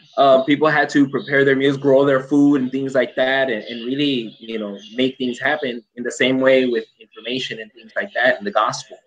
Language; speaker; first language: English; native; English